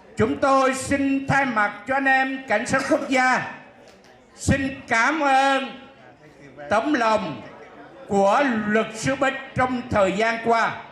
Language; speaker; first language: Vietnamese; native; Vietnamese